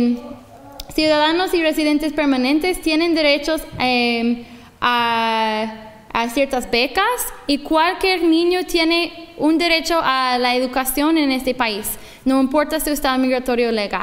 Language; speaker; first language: Spanish; non-native, fluent; English